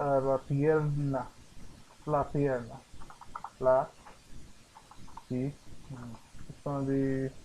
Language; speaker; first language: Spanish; non-native, learner; English